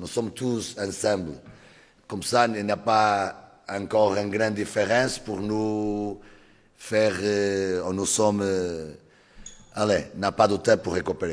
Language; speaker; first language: French; non-native, learner; Portuguese